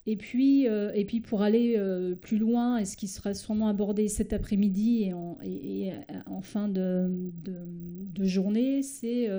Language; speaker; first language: French; native; French